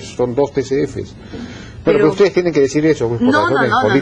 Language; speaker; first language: Spanish; native; Spanish